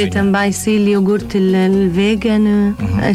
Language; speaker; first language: Portuguese; non-native, learner; Arabic